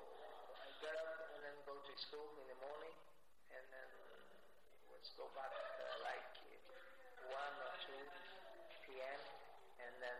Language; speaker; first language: English; non-native, learner; Portuguese